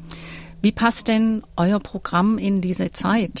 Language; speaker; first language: German; native; German